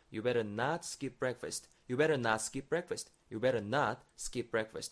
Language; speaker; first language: English; non-native, fluent; Korean